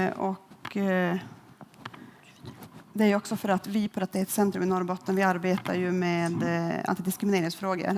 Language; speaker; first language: Swedish; native; Swedish